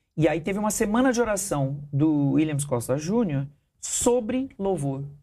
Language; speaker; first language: Portuguese; early bilingual, heritage; Portuguese